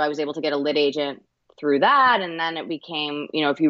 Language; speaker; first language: English; native; English